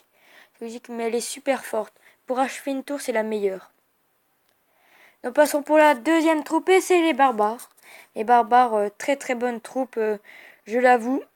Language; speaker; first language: French; native; French